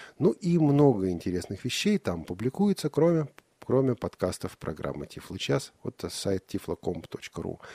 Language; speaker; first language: Russian; native; Russian